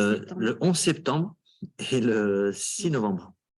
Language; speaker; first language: French; native; French